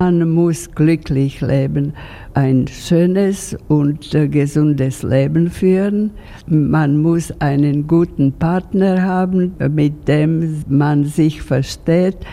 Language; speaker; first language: German; non-native, fluent; Slovak